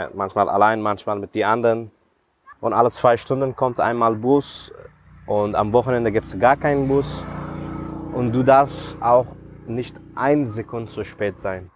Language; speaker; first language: German; non-native, fluent; Persian